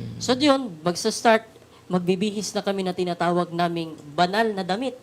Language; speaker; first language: Filipino; non-native, local second language; Cebuano